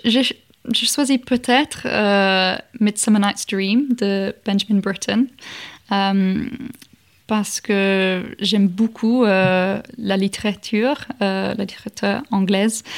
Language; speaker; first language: French; non-native, fluent; English